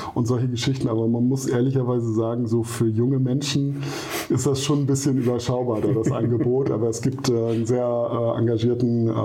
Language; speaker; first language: German; native; German